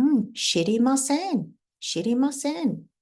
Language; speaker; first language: Japanese; non-native, fluent; English